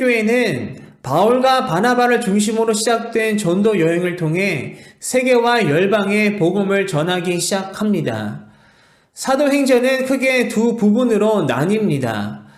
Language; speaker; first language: Korean; native; Korean